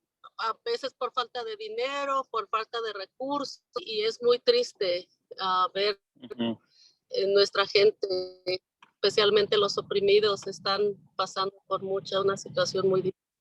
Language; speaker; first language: Spanish; native; Spanish